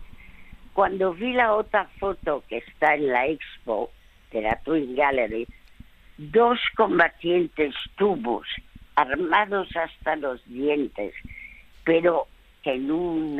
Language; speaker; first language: Spanish; early bilingual, other home language; French